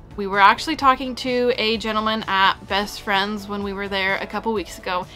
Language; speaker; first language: English; native; English